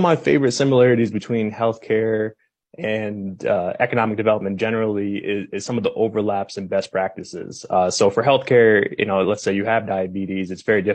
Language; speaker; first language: English; native; English